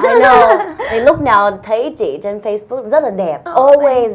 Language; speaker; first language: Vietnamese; early bilingual, heritage; Vietnamese